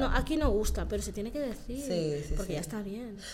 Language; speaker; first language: Spanish; native; Spanish